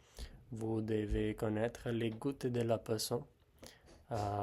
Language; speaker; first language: French; non-native, learner; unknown